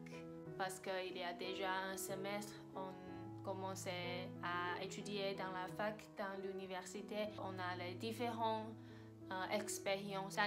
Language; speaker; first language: French; non-native, fluent; Chinese